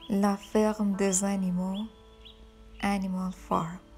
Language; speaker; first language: French; non-native, learner; Persian